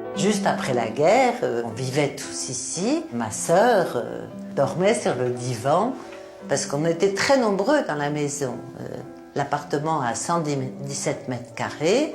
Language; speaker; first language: French; native; French